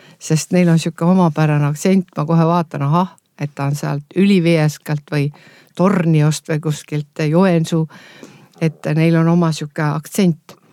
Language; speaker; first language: Estonian; native; Estonian